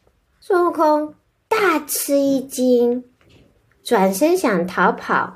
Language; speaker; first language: Chinese; native; Chinese